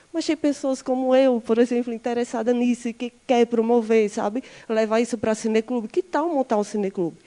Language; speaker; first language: Portuguese; native; Portuguese